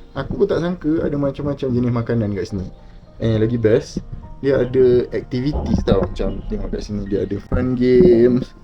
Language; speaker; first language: Malay; native; Malay